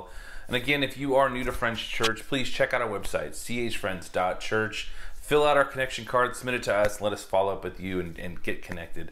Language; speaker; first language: English; native; English